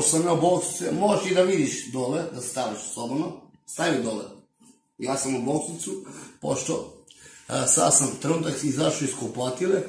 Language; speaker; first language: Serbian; non-native, local second language; Romany